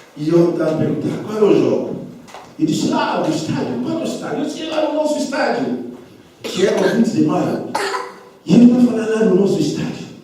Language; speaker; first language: Portuguese; non-native, fluent; Lingala